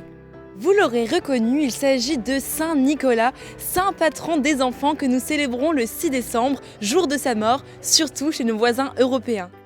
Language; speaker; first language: French; native; French